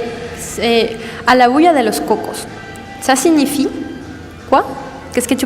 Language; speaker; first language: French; non-native, learner; Spanish